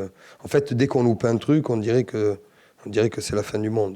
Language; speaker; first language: French; native; French